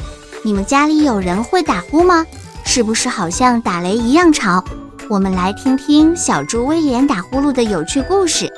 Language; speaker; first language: Chinese; native; Chinese